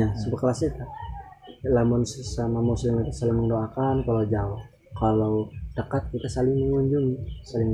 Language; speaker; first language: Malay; non-native, local second language; Sundanese